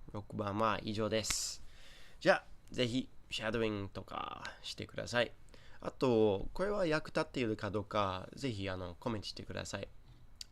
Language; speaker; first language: Japanese; non-native, fluent; English